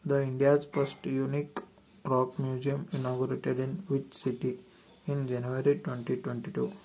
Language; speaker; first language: English; non-native, local second language; Kannada